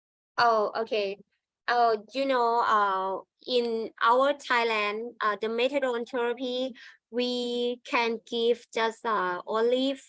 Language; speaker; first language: English; non-native, learner; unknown